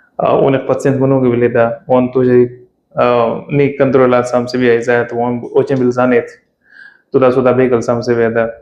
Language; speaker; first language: Russian; non-native, fluent; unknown